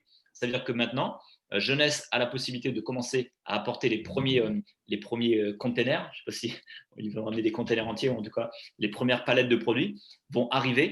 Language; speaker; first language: French; native; French